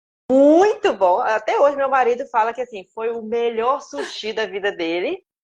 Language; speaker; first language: Portuguese; non-native, fluent; Japanese